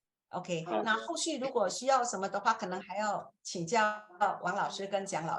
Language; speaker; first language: Chinese; non-native, fluent; Indonesian